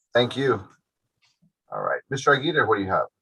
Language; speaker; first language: English; native; English